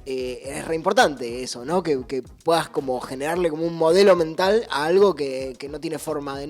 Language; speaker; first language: Spanish; native; Spanish